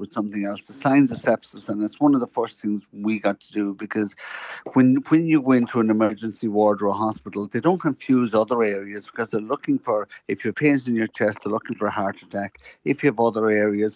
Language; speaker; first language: English; native; English